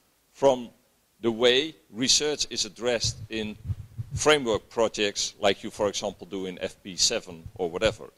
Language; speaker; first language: English; non-native, fluent; Dutch